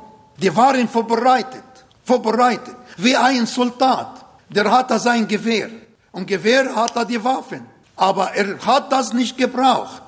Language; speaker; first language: German; non-native, fluent; Arabic